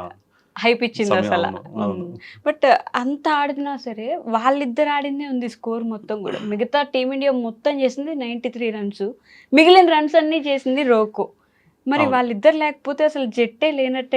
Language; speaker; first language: Telugu; native; Telugu